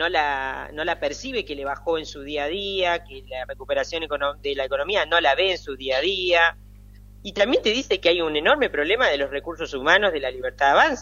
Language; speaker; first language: Spanish; native; Spanish